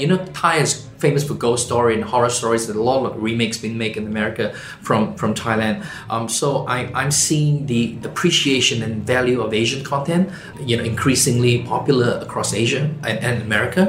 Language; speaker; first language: English; non-native, local second language; Chinese